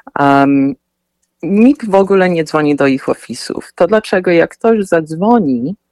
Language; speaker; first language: Polish; early bilingual, heritage; Polish